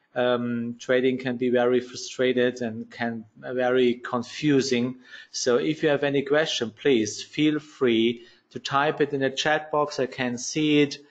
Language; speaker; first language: English; non-native, learner; German